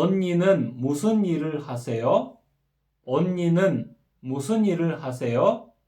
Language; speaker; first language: Korean; non-native, fluent; Kyrgyz